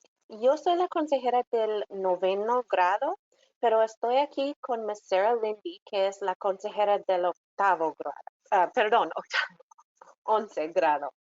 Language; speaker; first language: Spanish; non-native, fluent; English